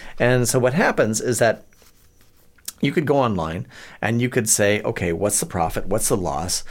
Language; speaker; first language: English; native; English